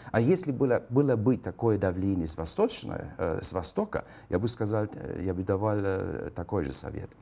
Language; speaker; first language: Russian; non-native, fluent; German